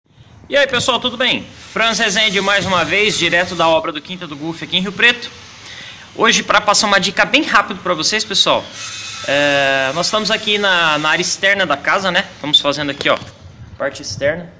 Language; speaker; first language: Portuguese; native; Portuguese